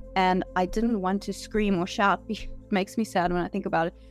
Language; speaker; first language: English; native; English